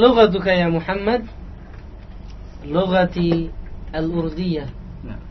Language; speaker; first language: Arabic; non-native, learner; Indonesian